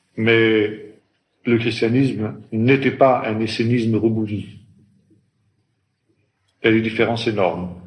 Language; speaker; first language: French; native; French